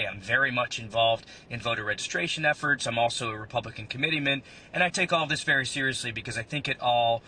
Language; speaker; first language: English; native; English